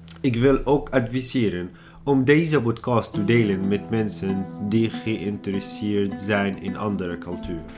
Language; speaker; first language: Dutch; non-native, learner; Arabic